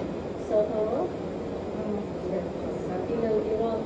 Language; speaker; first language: Arabic; non-native, learner; Malay